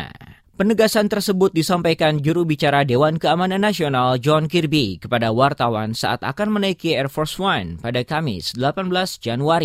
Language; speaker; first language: Indonesian; native; Indonesian